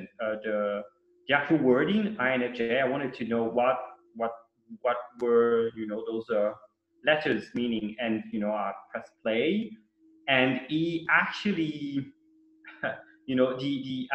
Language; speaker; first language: English; non-native, fluent; Italian